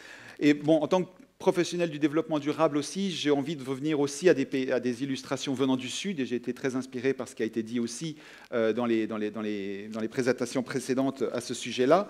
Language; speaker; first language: French; native; French